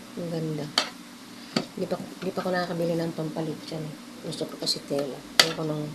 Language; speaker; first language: Filipino; non-native, local second language; Cebuano